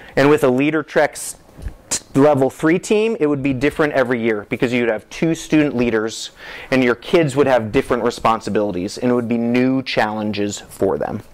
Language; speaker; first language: English; native; English